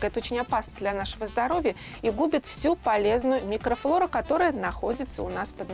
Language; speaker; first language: Russian; native; Russian